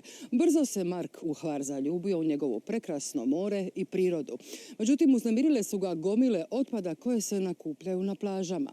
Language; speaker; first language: Croatian; native; Croatian